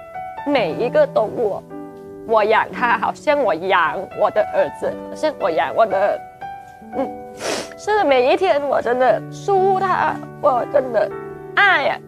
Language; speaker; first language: Chinese; non-native, fluent; Thai